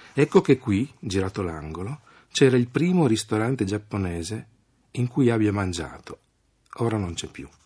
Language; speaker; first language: Italian; native; Italian